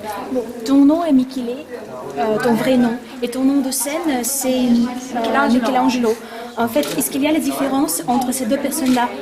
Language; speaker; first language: French; non-native, learner; Russian